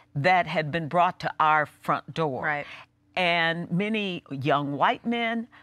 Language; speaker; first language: English; native; English